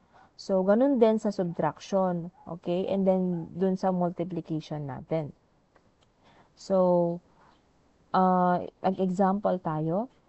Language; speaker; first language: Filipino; native; Filipino